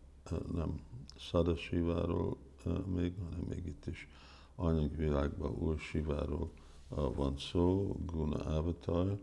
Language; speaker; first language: Hungarian; early bilingual, heritage; Hungarian